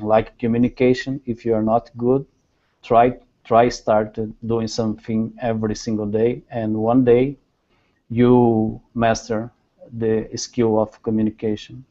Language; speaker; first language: English; non-native, learner; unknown